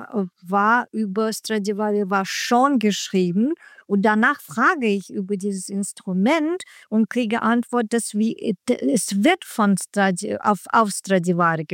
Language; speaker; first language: German; non-native, learner; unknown